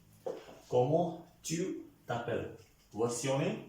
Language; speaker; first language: French; non-native, fluent; Hindi